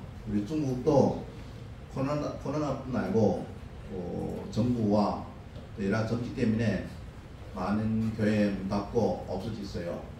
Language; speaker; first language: Korean; non-native, learner; Chinese